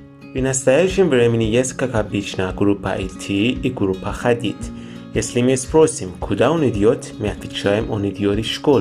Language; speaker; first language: Russian; non-native, fluent; Persian